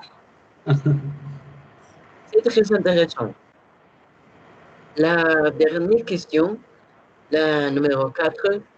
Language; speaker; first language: French; non-native, learner; Spanish